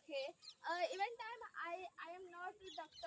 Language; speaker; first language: English; non-native, learner; Hindi